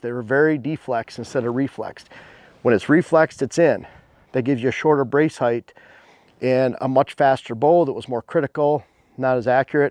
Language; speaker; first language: English; native; English